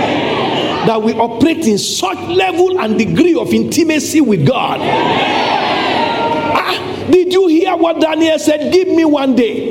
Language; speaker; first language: English; non-native, local second language; Yoruba